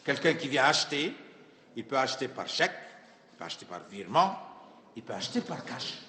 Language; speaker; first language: French; non-native, local second language; Arabic